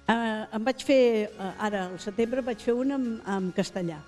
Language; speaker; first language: Catalan; native; Catalan